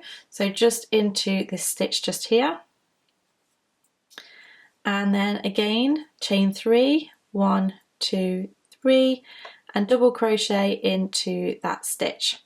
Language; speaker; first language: English; native; English